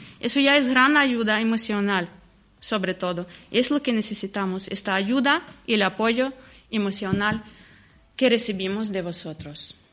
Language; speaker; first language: Spanish; non-native, fluent; Ukrainian